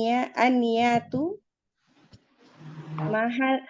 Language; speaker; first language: Arabic; non-native, learner; Indonesian